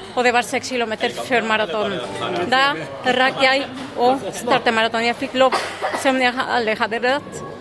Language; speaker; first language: Norwegian; non-native, fluent; Spanish